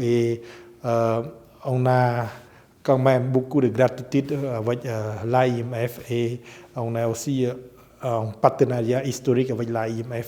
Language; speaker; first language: French; non-native, fluent; Khmer